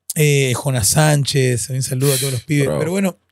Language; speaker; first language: Spanish; native; Spanish